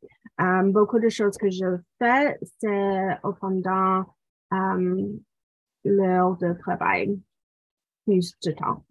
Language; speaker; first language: French; non-native, local second language; English